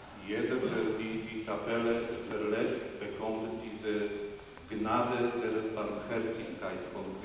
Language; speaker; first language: German; non-native, fluent; Polish